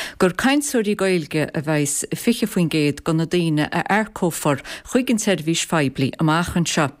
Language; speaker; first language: Irish; native; Irish